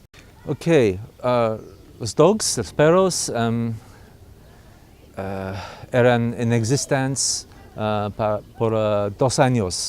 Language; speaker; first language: Spanish; non-native, learner; English